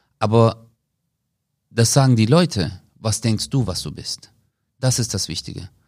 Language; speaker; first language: German; early bilingual, other home language; Turkish